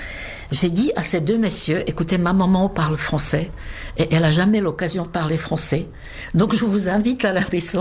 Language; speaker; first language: French; non-native, fluent; Czech